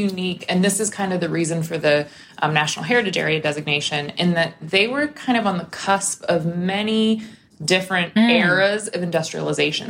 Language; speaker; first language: English; native; English